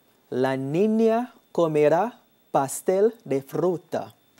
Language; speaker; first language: Spanish; non-native, fluent; English